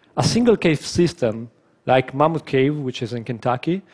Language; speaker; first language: English; non-native, fluent; Italian